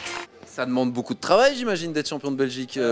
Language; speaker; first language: French; native; French